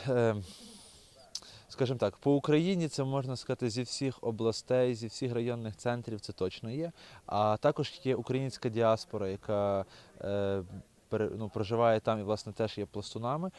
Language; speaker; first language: Ukrainian; native; Ukrainian